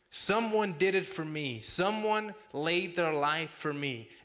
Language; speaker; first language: English; non-native, fluent; Spanish